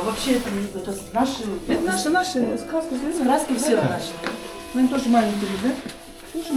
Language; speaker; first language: Russian; non-native, local second language; Kazakh